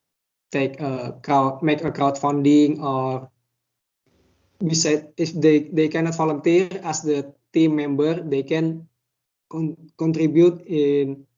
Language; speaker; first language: English; non-native, learner; Indonesian